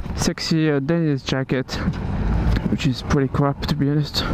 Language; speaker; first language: English; non-native, fluent; French